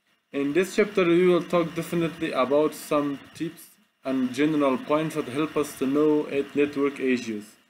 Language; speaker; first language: English; non-native, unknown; Persian